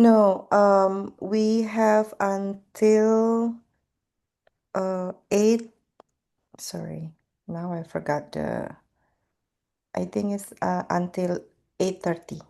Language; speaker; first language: English; non-native, fluent; Indonesian